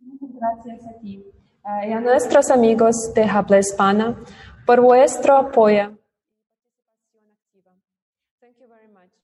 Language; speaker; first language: Spanish; non-native, learner; Russian